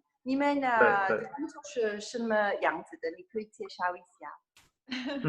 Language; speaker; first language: Chinese; non-native, fluent; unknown